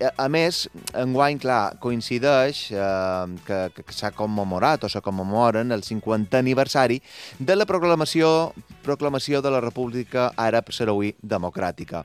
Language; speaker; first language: Catalan; native; Catalan